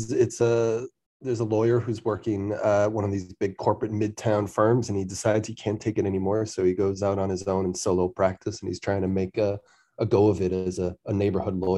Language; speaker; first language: English; native; English